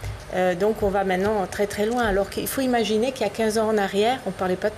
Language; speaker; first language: French; native; French